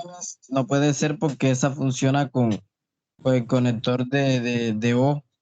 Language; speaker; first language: Spanish; native; Spanish